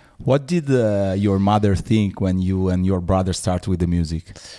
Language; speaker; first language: English; non-native, learner; Italian